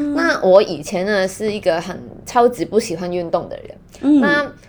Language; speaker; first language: Chinese; non-native, fluent; Cantonese